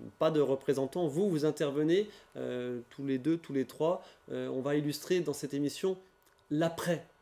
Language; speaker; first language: French; native; French